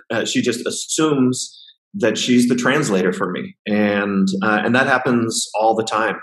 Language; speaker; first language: English; native; English